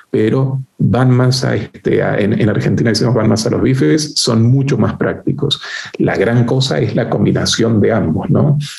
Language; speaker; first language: Spanish; native; Spanish